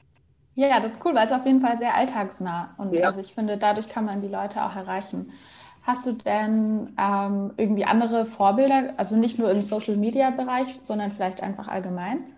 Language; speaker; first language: German; native; German